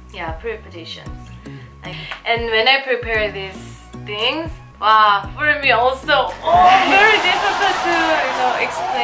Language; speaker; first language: English; non-native, learner; Korean